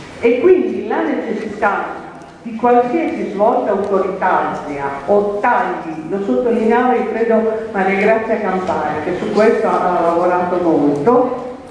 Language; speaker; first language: Italian; native; Italian